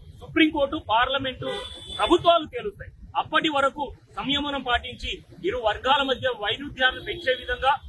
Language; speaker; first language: Telugu; native; Telugu